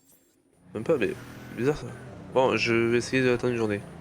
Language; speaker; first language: French; native; French